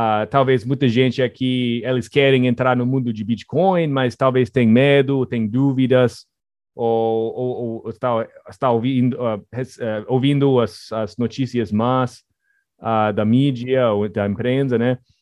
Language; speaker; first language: Portuguese; non-native, fluent; English